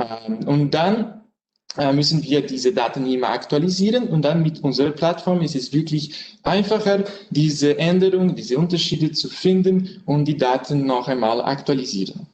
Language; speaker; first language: German; non-native, learner; French